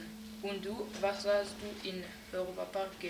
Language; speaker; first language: German; non-native, learner; French